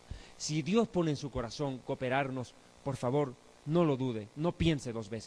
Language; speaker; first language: Spanish; native; Spanish